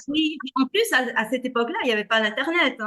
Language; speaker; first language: French; non-native, fluent; Spanish